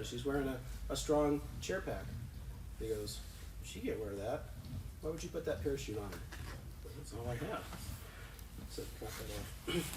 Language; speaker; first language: English; native; English